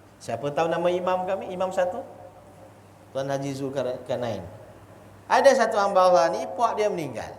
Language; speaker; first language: Malay; non-native, local second language; Chinese